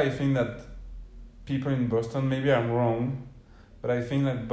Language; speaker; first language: English; non-native, fluent; French